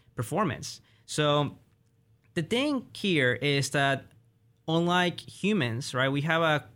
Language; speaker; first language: English; early bilingual, other home language; Spanish